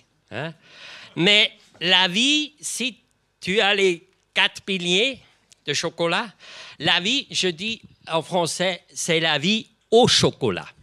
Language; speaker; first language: French; non-native, local second language; German